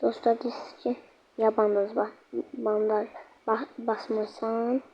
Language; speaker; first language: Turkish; non-native, learner; Azerbaijani